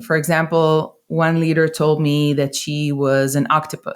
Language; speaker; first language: English; non-native, fluent; Hebrew